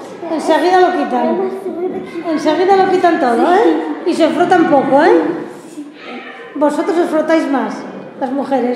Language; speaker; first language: Spanish; native; Spanish